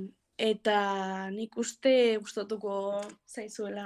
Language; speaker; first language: Basque; non-native, local second language; Spanish